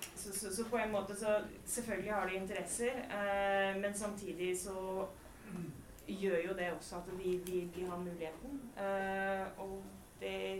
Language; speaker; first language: Norwegian; native; Norwegian